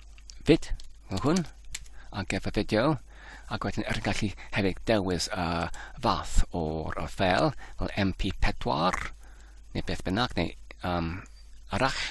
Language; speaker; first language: Welsh; non-native, learner; Polish